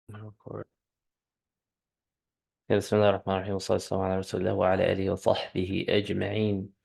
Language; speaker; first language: Arabic; non-native, fluent; English